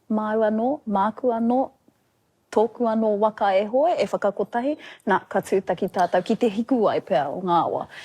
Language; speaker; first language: Māori; native; Māori